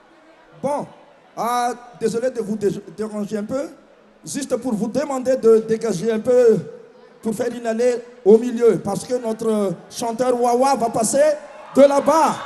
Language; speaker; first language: French; non-native, local second language; Malagasy